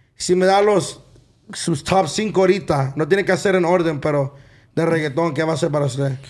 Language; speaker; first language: Spanish; early bilingual, heritage; Spanish